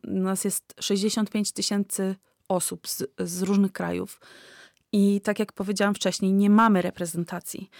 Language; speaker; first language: Polish; native; Polish